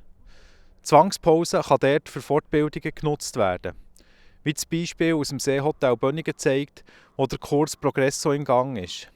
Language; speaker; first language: German; native; German